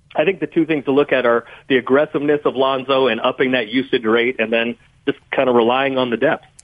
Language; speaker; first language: English; native; English